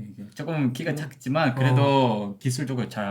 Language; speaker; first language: Korean; non-native, learner; Portuguese